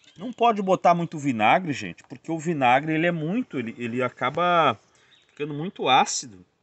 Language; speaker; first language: Portuguese; native; Portuguese